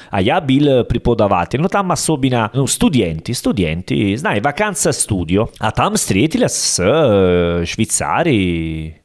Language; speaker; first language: Russian; non-native, learner; Italian